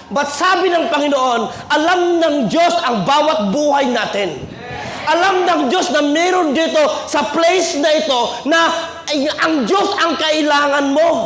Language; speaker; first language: Filipino; non-native, local second language; Cebuano